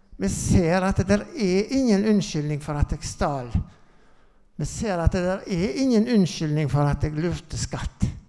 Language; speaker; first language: Norwegian; native; Norwegian